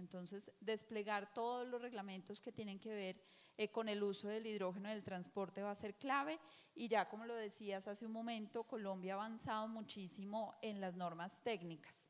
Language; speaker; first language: Spanish; native; Spanish